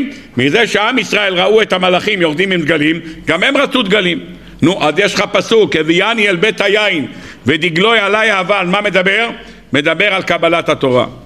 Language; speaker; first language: Hebrew; native; Hebrew